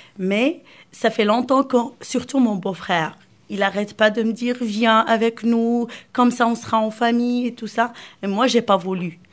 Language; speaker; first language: French; non-native, local second language; Arabic